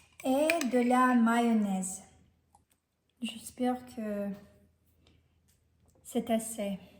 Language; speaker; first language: French; non-native, fluent; Russian